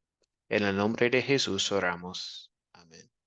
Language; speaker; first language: Spanish; non-native, fluent; English